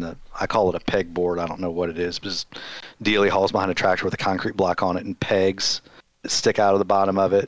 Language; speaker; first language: English; native; English